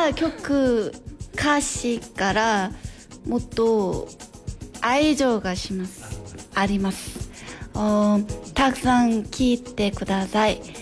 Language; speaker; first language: Japanese; non-native, learner; Korean